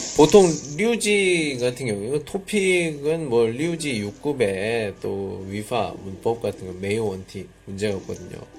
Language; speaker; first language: Korean; native; Korean